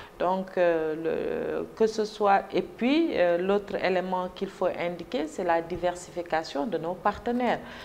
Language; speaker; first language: French; non-native, local second language; Wolof